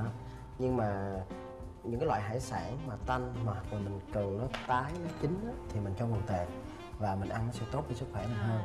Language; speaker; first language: Vietnamese; native; Vietnamese